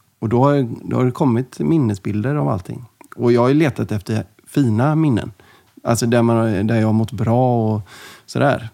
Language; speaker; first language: Swedish; native; Swedish